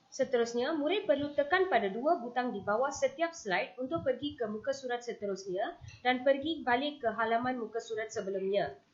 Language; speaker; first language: Malay; non-native, local second language; Tamil